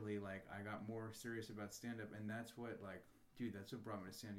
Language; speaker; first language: English; native; English